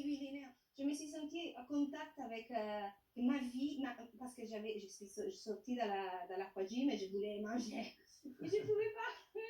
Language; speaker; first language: French; non-native, fluent; Italian